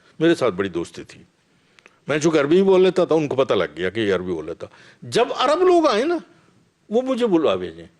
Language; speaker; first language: Urdu; non-native, local second language; Punjabi